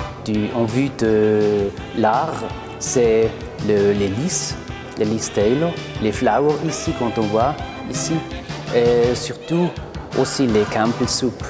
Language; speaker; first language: French; non-native, local second language; German